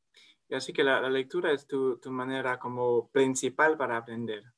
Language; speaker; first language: Spanish; non-native, fluent; French